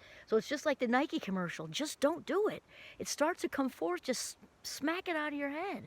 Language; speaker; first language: English; native; English